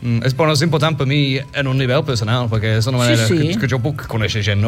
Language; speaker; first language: Catalan; non-native, fluent; English